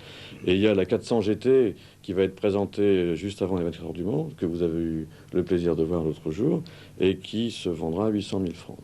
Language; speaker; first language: French; native; French